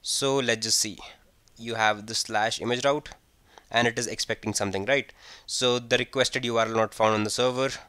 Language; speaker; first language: English; non-native, local second language; Hindi